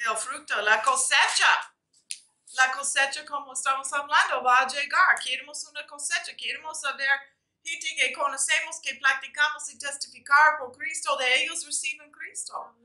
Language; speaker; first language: Spanish; non-native, fluent; English